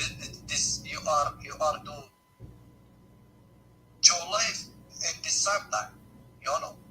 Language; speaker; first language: English; non-native, learner; Arabic